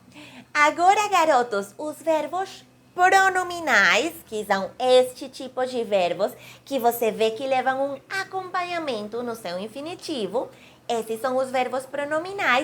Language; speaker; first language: Portuguese; non-native, fluent; Spanish